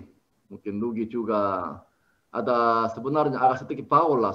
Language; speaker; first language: Indonesian; non-native, learner; Korean